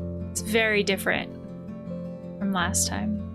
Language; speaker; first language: English; native; English